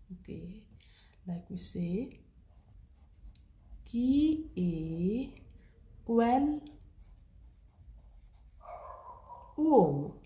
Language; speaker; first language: Italian; non-native, learner; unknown